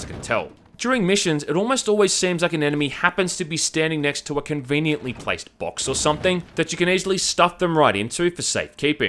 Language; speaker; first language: English; native; English